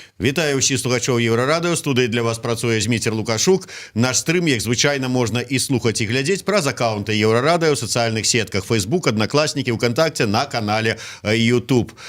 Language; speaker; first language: Belarusian; non-native, local second language; Russian